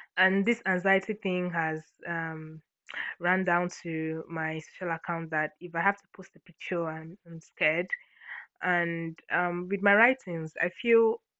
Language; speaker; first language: English; non-native, local second language; Ibibio